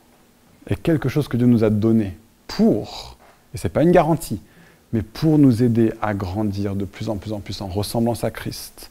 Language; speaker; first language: French; native; French